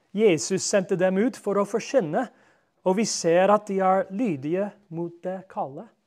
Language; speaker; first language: Norwegian; non-native, fluent; English